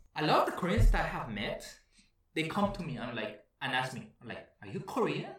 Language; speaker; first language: English; early bilingual, heritage; Spanish